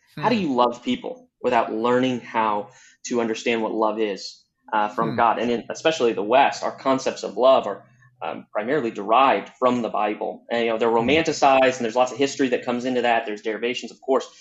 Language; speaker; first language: English; native; English